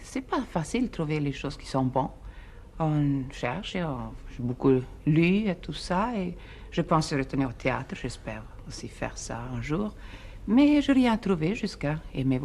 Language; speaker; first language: French; non-native, fluent; Swedish